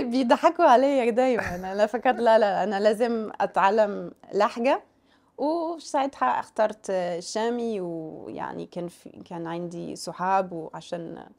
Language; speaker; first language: Arabic; non-native, fluent; French